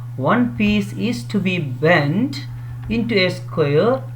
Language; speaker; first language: English; non-native, local second language; Malayalam